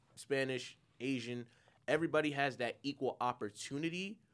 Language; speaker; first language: English; early bilingual, other home language; Yoruba